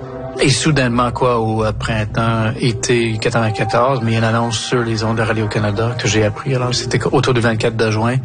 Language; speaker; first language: French; native; French